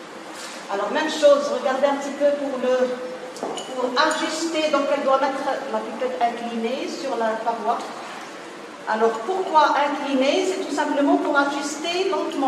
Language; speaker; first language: French; non-native, local second language; Arabic